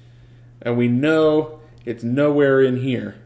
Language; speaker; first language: English; native; English